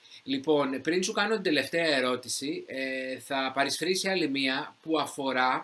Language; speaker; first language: Greek; native; Greek